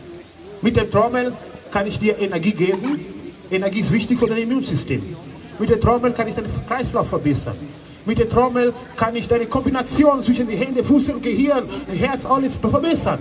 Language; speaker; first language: German; non-native, fluent; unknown